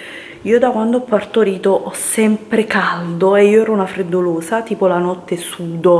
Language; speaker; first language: Italian; native; Italian